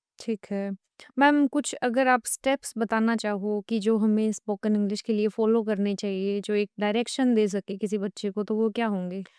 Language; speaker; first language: Hindi; native; Hindi